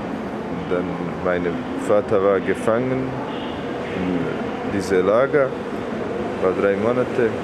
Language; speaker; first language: German; non-native, learner; Bosnian